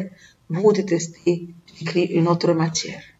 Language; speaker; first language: French; non-native, fluent; Arabic